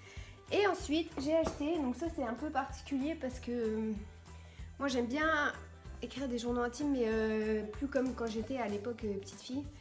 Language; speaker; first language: French; native; French